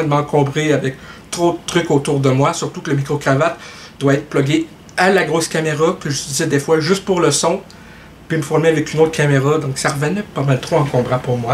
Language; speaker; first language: French; native; French